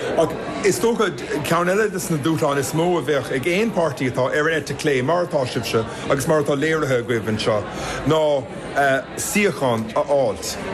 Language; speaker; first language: Irish; native; Irish